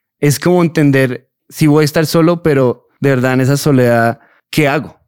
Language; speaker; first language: Spanish; early bilingual, heritage; Spanish